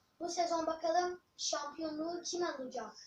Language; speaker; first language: Turkish; native; Turkish